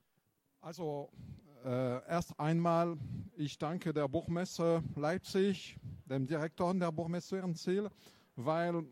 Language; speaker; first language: German; non-native, fluent; French